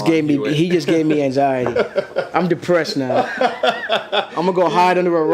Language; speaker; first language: English; native; English